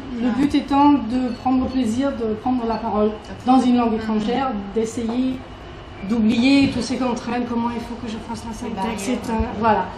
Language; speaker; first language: French; non-native, fluent; German